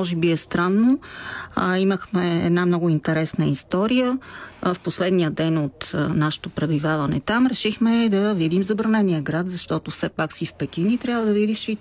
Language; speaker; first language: Bulgarian; native; Bulgarian